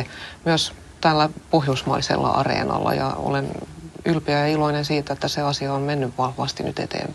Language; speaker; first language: Finnish; non-native, local second language; Swedish